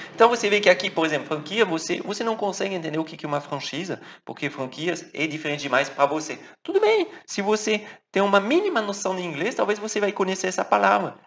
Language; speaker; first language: Portuguese; non-native, fluent; French